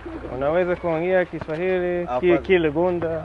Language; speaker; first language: Swahili; non-native, learner; English